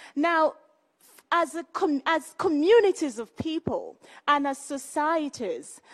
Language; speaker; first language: English; non-native, local second language; Igbo